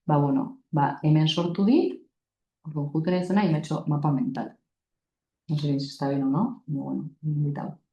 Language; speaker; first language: Spanish; non-native, local second language; Basque